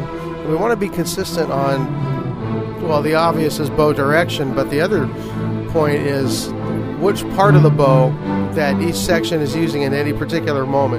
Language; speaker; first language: English; native; English